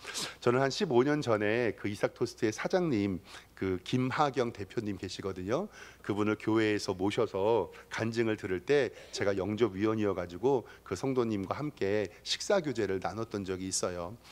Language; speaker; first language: Korean; native; Korean